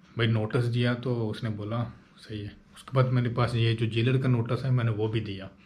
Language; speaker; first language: Urdu; non-native, local second language; Punjabi